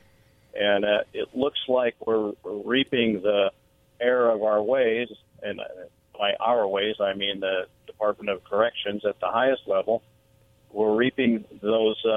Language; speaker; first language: English; native; English